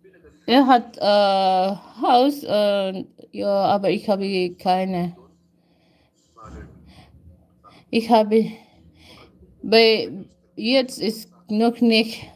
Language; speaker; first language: German; non-native, learner; Filipino